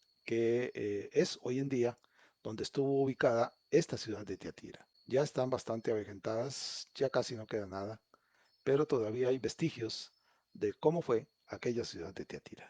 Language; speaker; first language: Spanish; native; Spanish